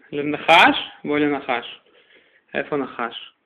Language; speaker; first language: Hebrew; non-native, fluent; Russian